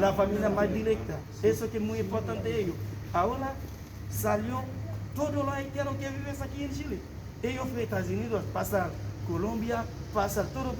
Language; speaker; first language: Spanish; non-native, learner; Haitian Creole